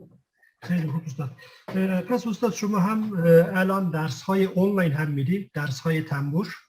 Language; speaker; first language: Persian; non-native, fluent; Kurdish